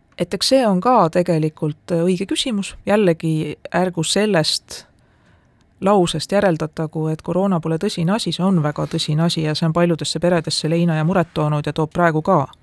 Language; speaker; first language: Estonian; native; Estonian